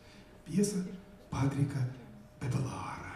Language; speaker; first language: Russian; native; Russian